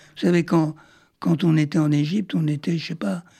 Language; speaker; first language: French; early bilingual, other home language; Arabic